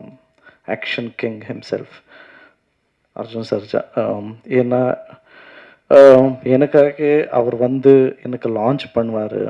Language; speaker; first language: Tamil; non-native, learner; Kannada